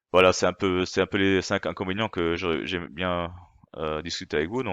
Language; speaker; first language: French; non-native, fluent; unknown